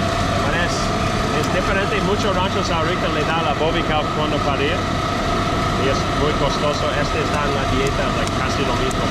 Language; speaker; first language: Spanish; non-native, learner; English